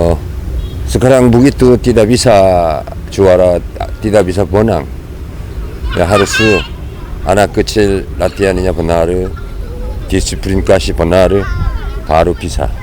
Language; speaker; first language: Indonesian; non-native, learner; Korean